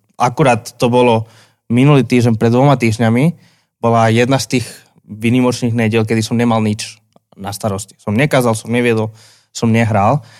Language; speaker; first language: Slovak; native; Slovak